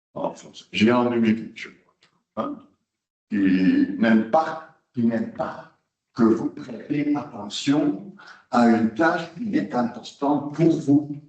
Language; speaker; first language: French; non-native, local second language; Dutch